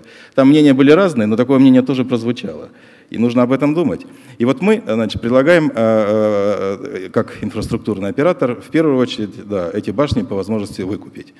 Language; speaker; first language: Russian; native; Russian